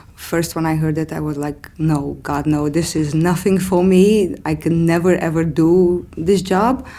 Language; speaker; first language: English; non-native, fluent; Romanian